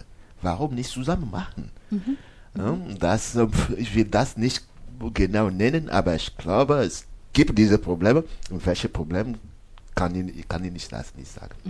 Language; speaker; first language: German; non-native, learner; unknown